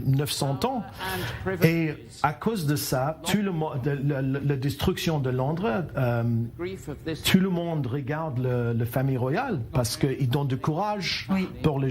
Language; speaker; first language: French; non-native, learner; English